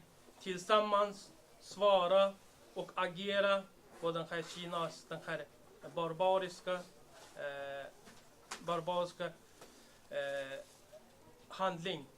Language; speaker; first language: Swedish; non-native, learner; Uyghur